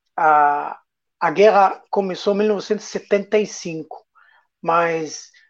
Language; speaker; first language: Portuguese; non-native, fluent; Arabic